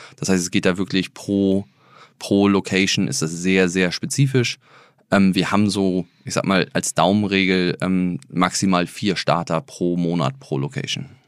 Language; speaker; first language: German; native; German